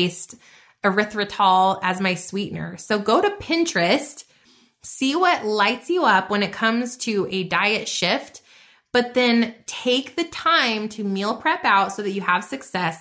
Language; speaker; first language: English; native; English